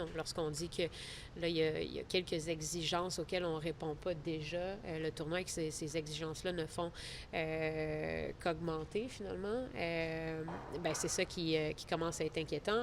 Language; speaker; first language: French; native; French